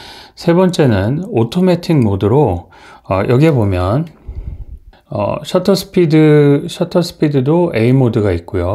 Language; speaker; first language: Korean; native; Korean